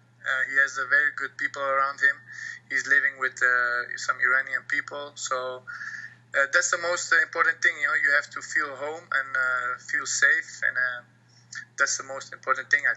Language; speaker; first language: English; non-native, fluent; Dutch